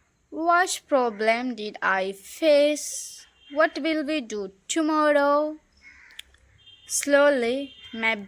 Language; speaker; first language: English; non-native, local second language; Hindi